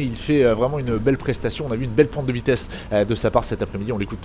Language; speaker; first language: French; native; French